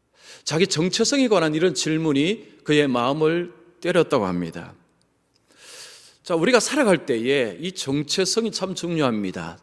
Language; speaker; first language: Korean; native; Korean